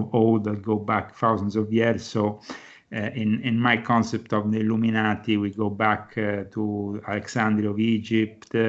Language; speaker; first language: English; non-native, fluent; Italian